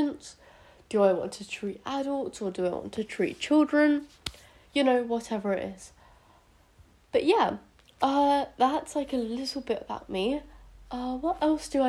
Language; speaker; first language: English; native; English